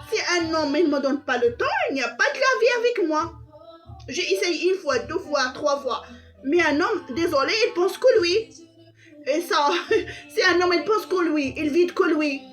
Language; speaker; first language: French; non-native, local second language; Arabic